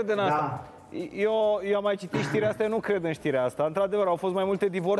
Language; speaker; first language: Romanian; native; Romanian